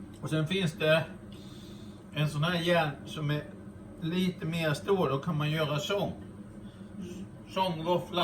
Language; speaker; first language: Swedish; native; Swedish